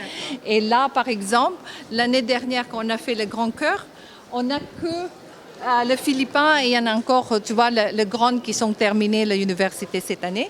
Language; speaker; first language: French; non-native, fluent; Japanese